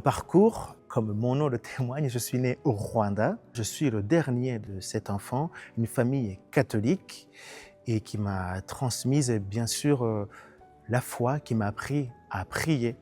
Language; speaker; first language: French; non-native, local second language; Kinyarwanda